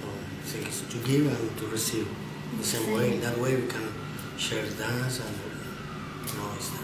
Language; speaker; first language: English; non-native, learner; Spanish